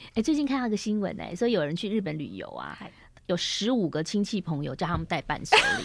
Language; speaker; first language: Chinese; native; Chinese